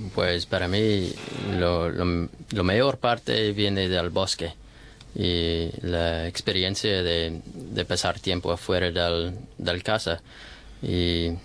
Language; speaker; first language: Spanish; non-native, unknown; English